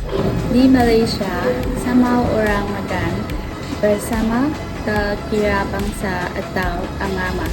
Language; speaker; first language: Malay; non-native, learner; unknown